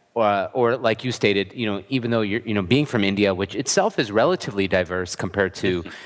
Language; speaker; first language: English; native; English